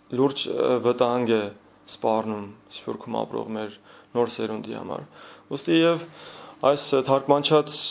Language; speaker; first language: Armenian; native; Armenian